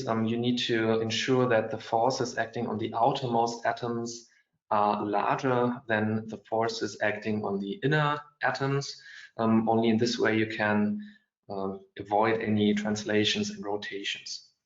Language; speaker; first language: English; non-native, fluent; German